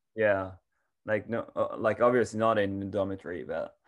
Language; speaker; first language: English; non-native, learner; Japanese